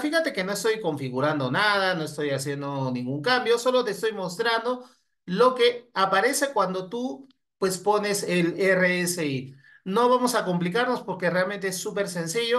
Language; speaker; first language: Spanish; native; Spanish